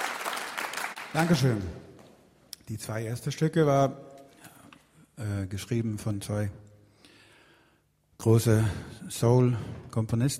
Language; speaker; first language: German; non-native, fluent; Swedish